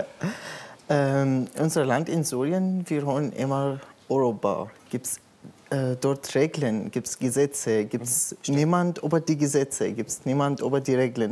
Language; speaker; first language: German; non-native, learner; Arabic